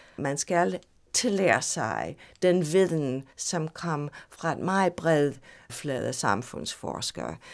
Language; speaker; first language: Danish; non-native, fluent; English